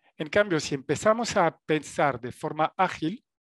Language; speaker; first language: Spanish; non-native, fluent; French